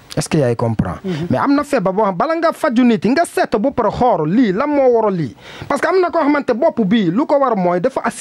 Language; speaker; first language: Wolof; non-native, learner; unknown